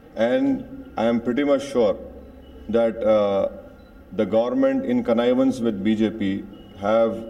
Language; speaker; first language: English; non-native, local second language; Urdu